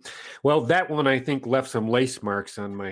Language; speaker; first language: English; native; English